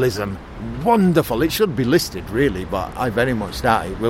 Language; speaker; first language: English; native; English